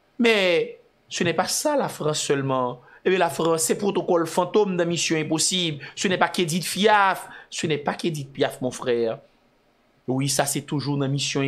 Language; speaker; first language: French; non-native, local second language; Haitian Creole